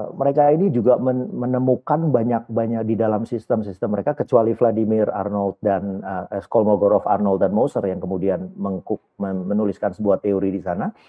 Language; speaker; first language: Indonesian; native; Indonesian